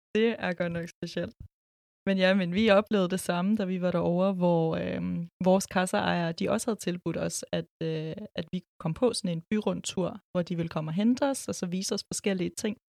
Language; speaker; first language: Danish; early bilingual, other home language; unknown